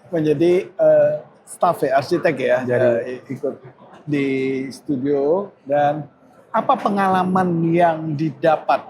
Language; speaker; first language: Indonesian; native; Indonesian